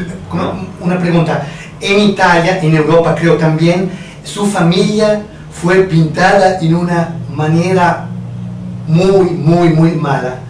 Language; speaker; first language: Spanish; non-native, fluent; Italian